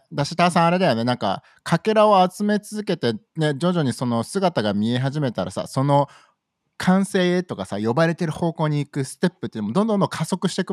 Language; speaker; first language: Japanese; native; Japanese